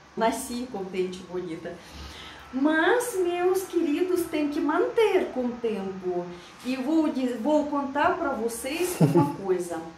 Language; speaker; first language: Portuguese; non-native, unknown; Russian